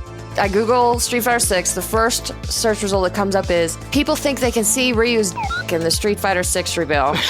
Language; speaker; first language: English; native; English